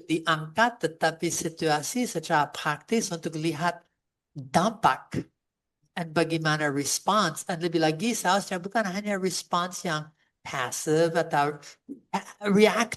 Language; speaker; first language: Indonesian; non-native, fluent; English